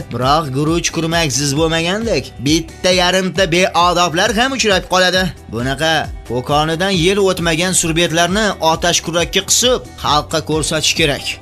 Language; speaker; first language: Uzbek; native; Uzbek